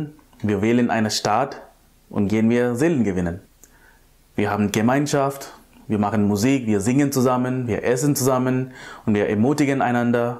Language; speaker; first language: German; non-native, fluent; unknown